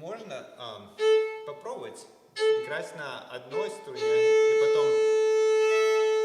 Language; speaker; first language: Russian; early bilingual, heritage; Russian